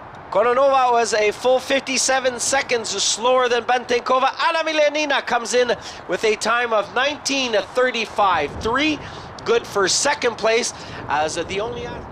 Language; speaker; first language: English; native; English